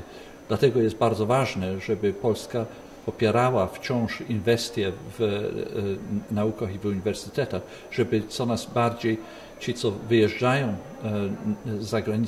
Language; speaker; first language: Polish; early bilingual, heritage; Polish